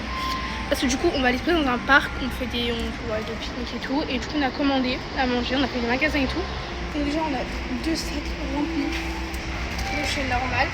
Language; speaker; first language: French; native; French